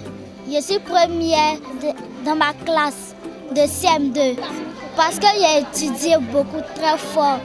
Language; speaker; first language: French; non-native, learner; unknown